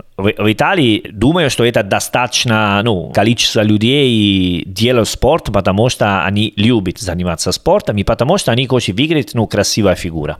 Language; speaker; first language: Russian; non-native, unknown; Italian